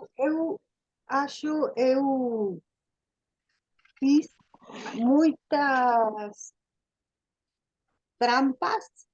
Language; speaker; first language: Portuguese; non-native, learner; Spanish